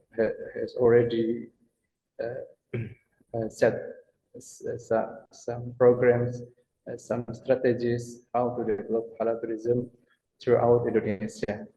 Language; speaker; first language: English; non-native, fluent; Banjar